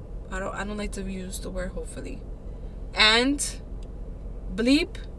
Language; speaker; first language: English; early bilingual, other home language; Spanish